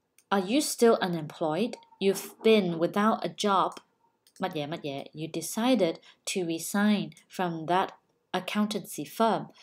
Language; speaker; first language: English; non-native, local second language; Cantonese